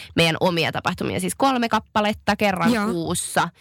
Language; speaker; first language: Finnish; early bilingual, heritage; Finnish